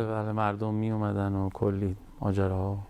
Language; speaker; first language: Persian; native; Persian